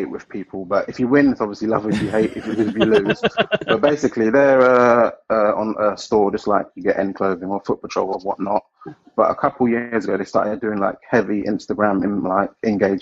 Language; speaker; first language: English; native; English